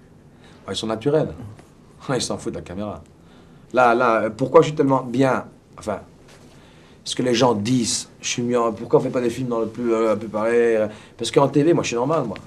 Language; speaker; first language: French; native; French